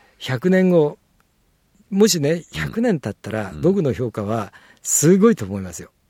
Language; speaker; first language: Japanese; native; Japanese